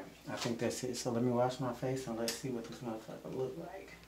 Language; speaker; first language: English; native; English